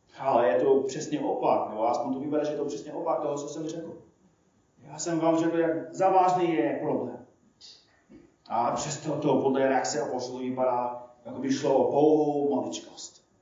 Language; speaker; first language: Czech; non-native, fluent; English